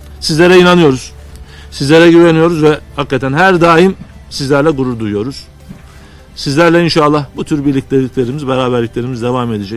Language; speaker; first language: Turkish; native; Turkish